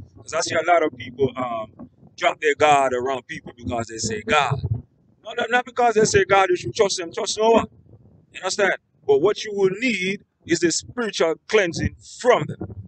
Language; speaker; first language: English; native; English